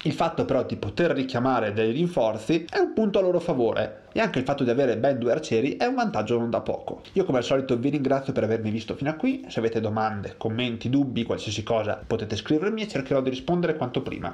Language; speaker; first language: Italian; native; Italian